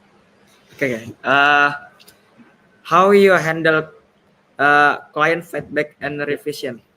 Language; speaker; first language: English; non-native, learner; Indonesian